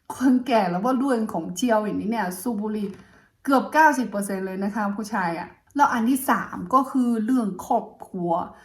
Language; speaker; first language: Thai; non-native, fluent; Chinese